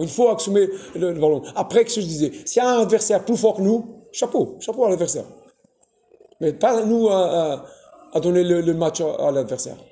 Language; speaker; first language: French; non-native, fluent; Portuguese